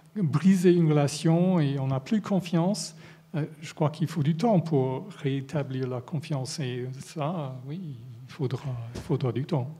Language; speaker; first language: French; non-native, fluent; English